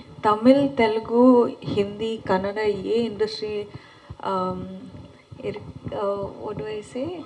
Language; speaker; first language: Tamil; non-native, learner; Kannada